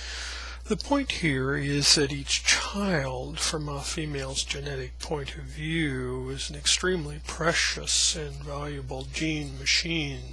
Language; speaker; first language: English; native; English